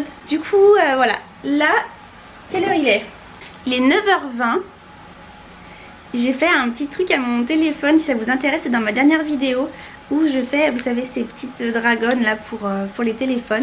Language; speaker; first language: French; native; French